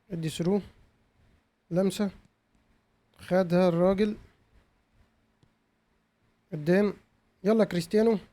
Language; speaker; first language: Arabic; native; Arabic